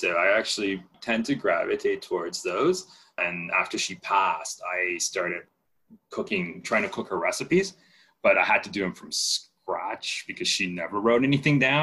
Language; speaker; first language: English; non-native, fluent; Spanish